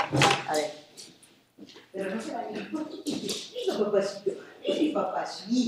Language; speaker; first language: Spanish; native; Spanish